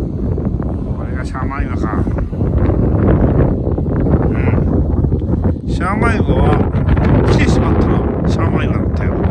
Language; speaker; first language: Japanese; native; Japanese